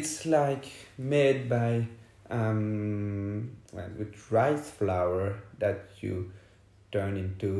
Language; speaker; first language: English; non-native, fluent; French